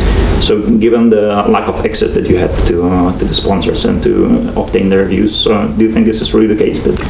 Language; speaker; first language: English; non-native, fluent; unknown